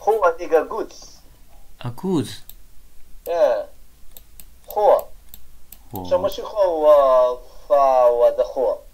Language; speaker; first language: Chinese; non-native, learner; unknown